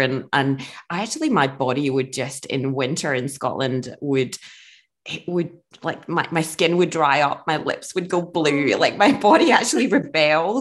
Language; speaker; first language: English; native; English